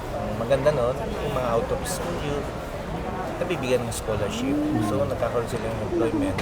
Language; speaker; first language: Filipino; non-native, local second language; Iloko